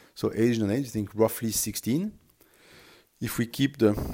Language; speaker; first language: English; non-native, fluent; French